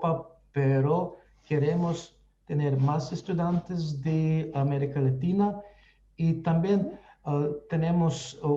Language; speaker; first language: Spanish; non-native, fluent; Slovenian